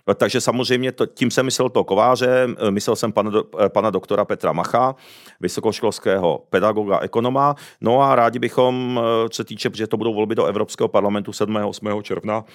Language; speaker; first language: Czech; early bilingual, other home language; Japanese